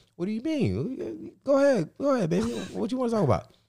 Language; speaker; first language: English; early bilingual, other home language; Spanish